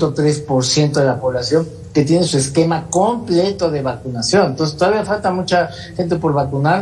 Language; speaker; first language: Spanish; native; Spanish